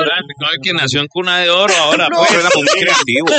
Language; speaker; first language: Spanish; native; Spanish